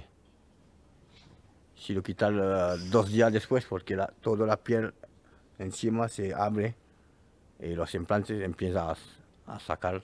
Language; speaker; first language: Spanish; non-native, learner; French